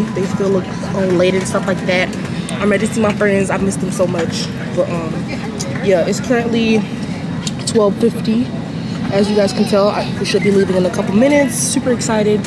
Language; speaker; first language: English; native; English